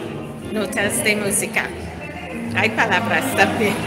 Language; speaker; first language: Spanish; non-native, learner; English